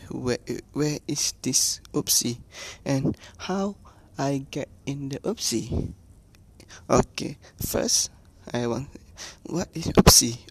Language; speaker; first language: English; non-native, learner; Malay